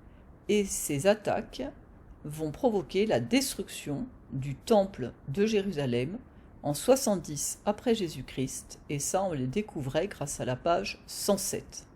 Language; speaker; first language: French; native; French